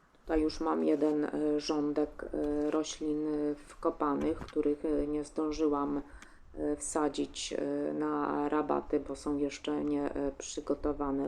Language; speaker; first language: Polish; native; Polish